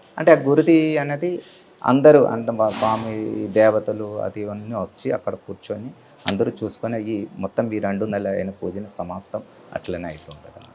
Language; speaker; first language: Telugu; non-native, fluent; Malayalam